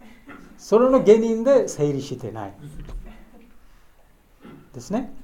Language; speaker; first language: Japanese; non-native, learner; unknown